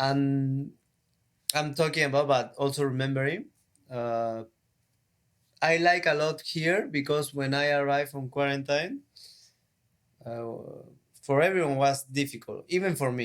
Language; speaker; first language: English; non-native, learner; Spanish